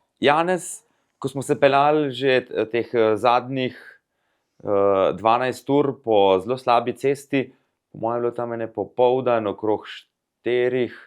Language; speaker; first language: Slovenian; native; Slovenian